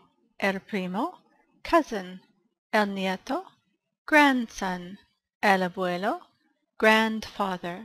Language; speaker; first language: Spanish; non-native, learner; English